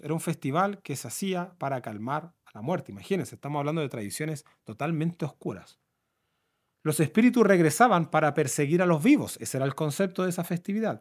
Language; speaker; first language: Spanish; native; Spanish